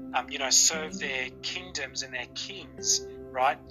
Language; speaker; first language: English; native; English